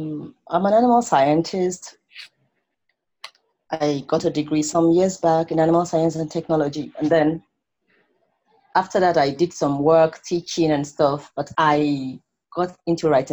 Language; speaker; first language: English; non-native, local second language; Igbo